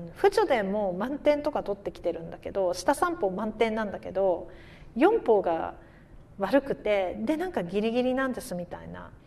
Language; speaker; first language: Japanese; native; Japanese